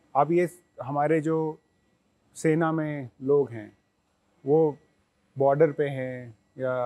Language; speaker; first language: Hindi; native; Hindi